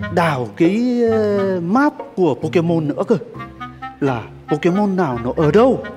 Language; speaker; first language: Vietnamese; non-native, fluent; Turkish